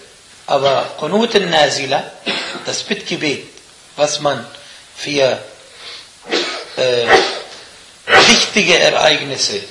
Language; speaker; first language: German; non-native, fluent; Arabic